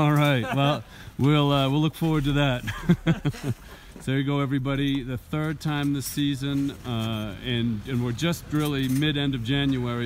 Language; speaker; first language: English; native; English